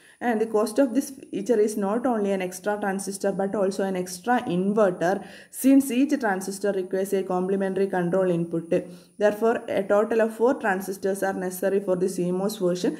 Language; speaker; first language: English; non-native, local second language; Malayalam